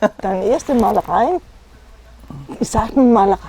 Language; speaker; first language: German; non-native, fluent; Danish